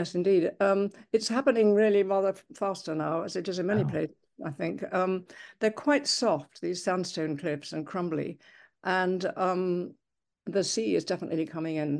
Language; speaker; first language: English; native; English